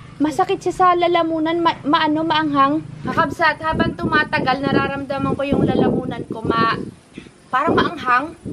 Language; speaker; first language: Filipino; non-native, local second language; Iloko